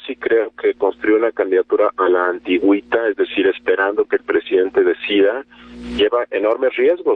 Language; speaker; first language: Spanish; native; Spanish